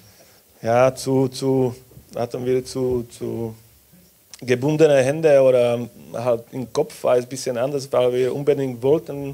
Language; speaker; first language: German; non-native, fluent; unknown